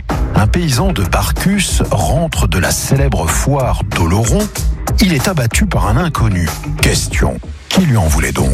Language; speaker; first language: French; native; French